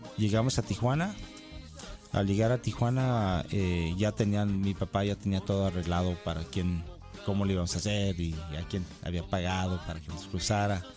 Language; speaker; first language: Spanish; native; Spanish